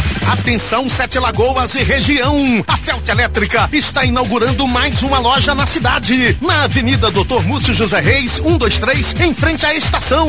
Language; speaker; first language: Portuguese; native; Portuguese